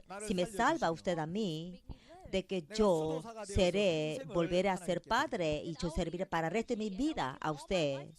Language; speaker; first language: Spanish; non-native, fluent; Korean